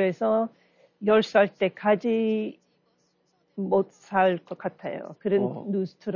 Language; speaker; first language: Korean; non-native, learner; English